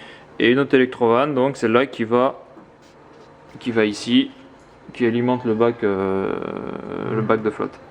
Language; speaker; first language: French; native; French